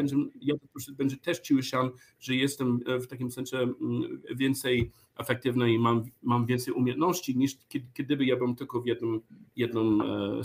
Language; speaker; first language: Polish; non-native, learner; English